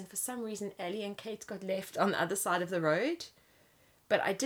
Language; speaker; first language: English; native; English